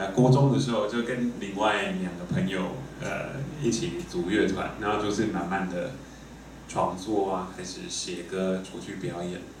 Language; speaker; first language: Chinese; non-native, fluent; English